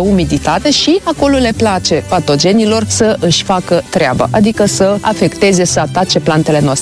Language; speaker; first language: Romanian; native; Romanian